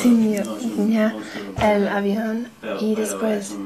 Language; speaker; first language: Spanish; non-native, learner; English